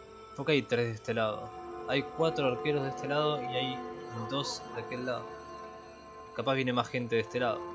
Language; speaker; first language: Spanish; native; Spanish